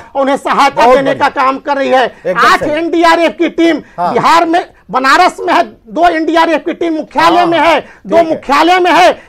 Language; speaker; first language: Hindi; native; Hindi